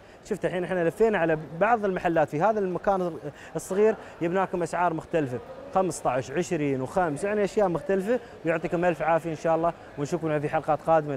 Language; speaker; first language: Arabic; native; Arabic